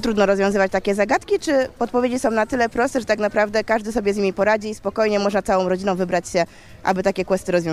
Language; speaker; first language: Polish; native; Polish